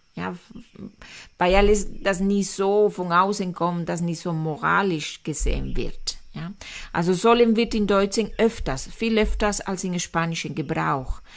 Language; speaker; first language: German; non-native, fluent; Spanish